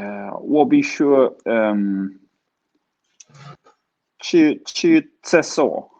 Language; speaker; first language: Chinese; non-native, learner; Swedish